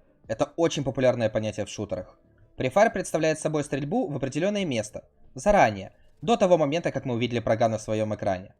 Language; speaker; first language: Russian; native; Russian